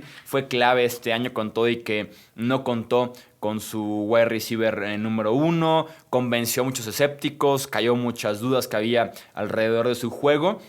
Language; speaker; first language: Spanish; native; Spanish